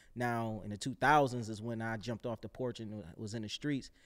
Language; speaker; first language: English; native; English